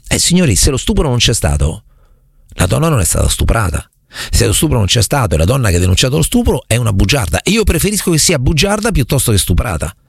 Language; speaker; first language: Italian; native; Italian